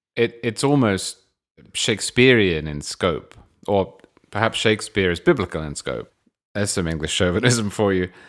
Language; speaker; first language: English; native; English